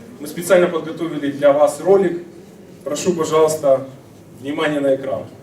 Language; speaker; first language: Russian; native; Russian